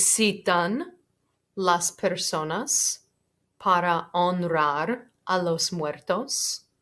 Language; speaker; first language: Spanish; non-native, fluent; English